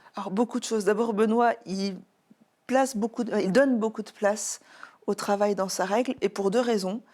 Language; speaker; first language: French; native; French